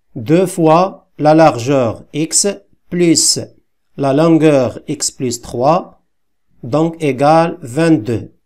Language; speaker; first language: French; non-native, local second language; Arabic